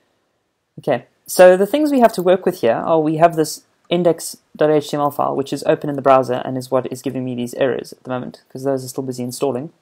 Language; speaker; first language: English; native; English